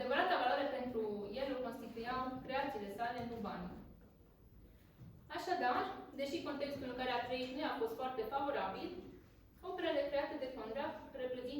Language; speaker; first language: Romanian; native; Romanian